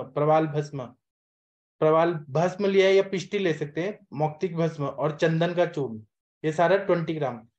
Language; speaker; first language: Hindi; native; Hindi